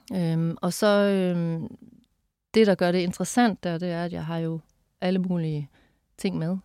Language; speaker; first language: Danish; native; Danish